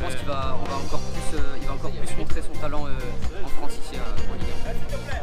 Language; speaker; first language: French; native; French